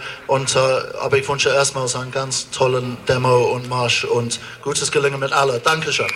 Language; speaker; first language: German; non-native, fluent; English